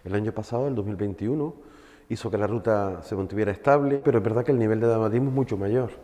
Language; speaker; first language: Spanish; native; Spanish